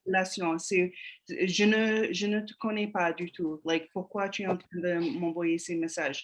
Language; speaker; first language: French; non-native, fluent; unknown